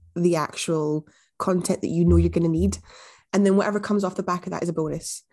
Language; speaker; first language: English; native; English